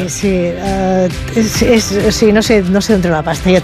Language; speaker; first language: Catalan; native; Catalan